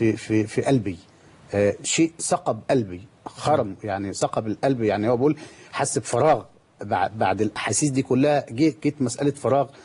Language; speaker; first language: Arabic; native; Arabic